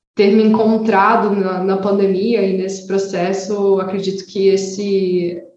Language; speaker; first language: Portuguese; native; Portuguese